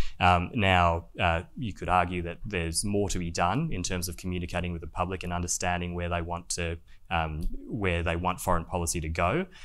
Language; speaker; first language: English; native; English